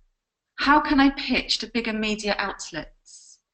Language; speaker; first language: English; native; English